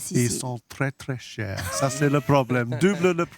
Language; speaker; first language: French; non-native, learner; English